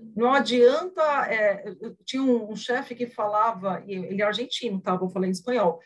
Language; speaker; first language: Portuguese; early bilingual, other home language; Spanish